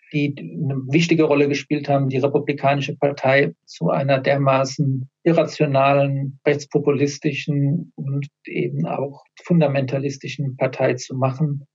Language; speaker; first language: German; native; German